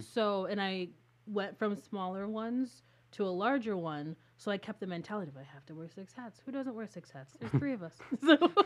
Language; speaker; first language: English; native; English